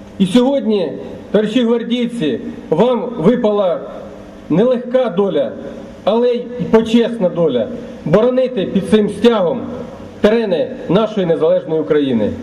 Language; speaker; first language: Ukrainian; native; Ukrainian